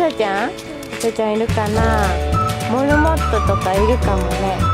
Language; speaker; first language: Japanese; native; Japanese